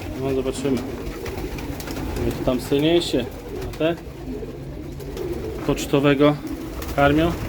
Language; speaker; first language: Polish; native; Polish